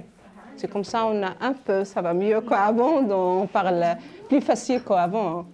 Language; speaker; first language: French; non-native, learner; Arabic